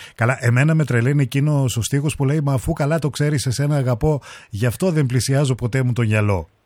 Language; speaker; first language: Greek; native; Greek